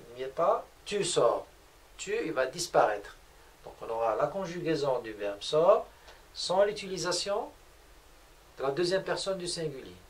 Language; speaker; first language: French; non-native, local second language; Arabic